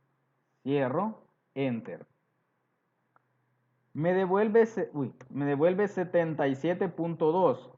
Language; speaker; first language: Spanish; native; Spanish